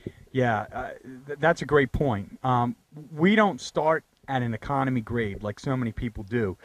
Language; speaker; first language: English; native; English